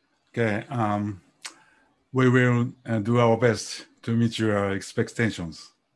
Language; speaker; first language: English; non-native, fluent; Japanese